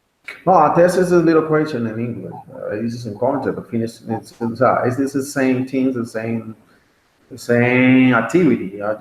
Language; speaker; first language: English; non-native, learner; Spanish